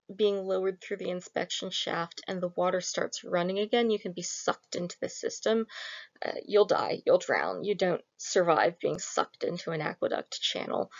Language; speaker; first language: English; native; English